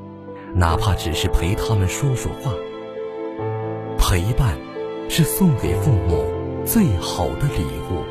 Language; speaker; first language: Chinese; native; Chinese